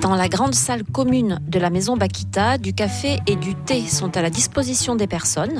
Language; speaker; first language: French; native; French